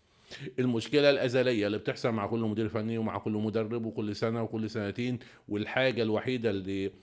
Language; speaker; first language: Arabic; native; Arabic